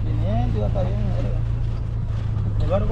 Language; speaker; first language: Spanish; native; Spanish